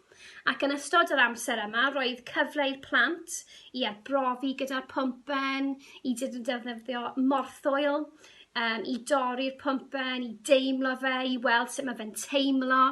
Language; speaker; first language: Welsh; non-native, local second language; English